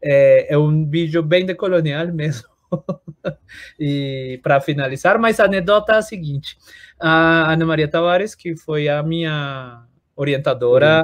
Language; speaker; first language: Portuguese; non-native, fluent; Spanish